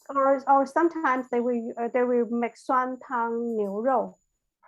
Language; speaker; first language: English; non-native, learner; Chinese